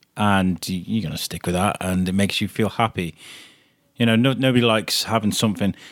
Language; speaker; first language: English; native; English